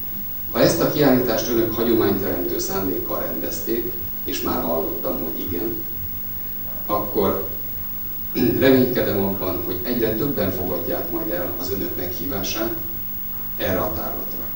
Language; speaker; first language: Hungarian; native; Hungarian